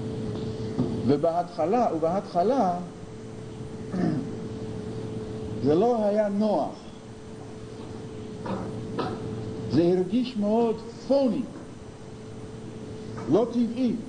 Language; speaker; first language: Hebrew; non-native, fluent; English